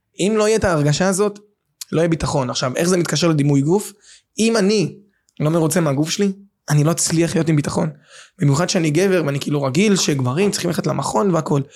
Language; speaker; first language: Hebrew; native; Hebrew